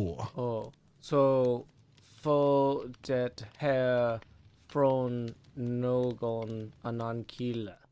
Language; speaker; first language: Swedish; non-native, learner; English